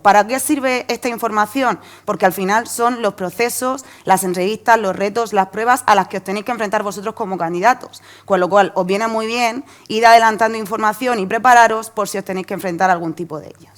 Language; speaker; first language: Spanish; native; Spanish